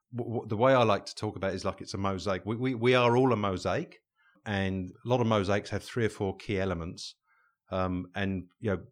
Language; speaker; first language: English; native; English